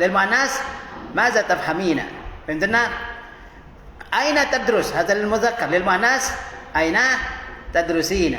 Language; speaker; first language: Arabic; non-native, fluent; Indonesian